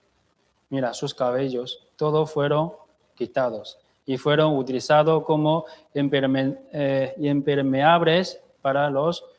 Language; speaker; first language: Spanish; non-native, fluent; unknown